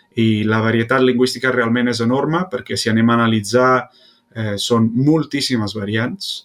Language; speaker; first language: Catalan; non-native, fluent; Italian